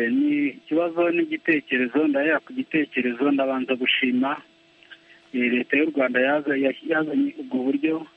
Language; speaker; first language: Kinyarwanda; native; Kinyarwanda